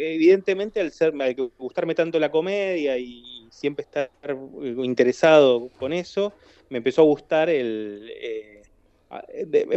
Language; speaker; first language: Spanish; native; Spanish